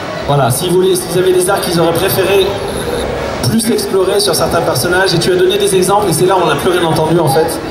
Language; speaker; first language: French; native; French